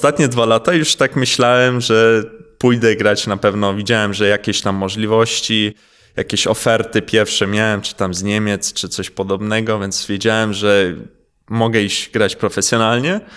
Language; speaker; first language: Polish; early bilingual, heritage; Polish